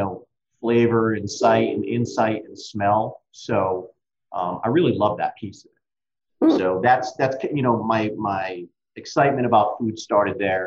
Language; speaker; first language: English; native; English